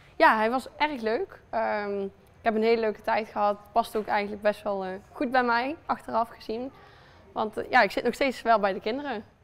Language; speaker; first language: Dutch; early bilingual, other home language; Spanish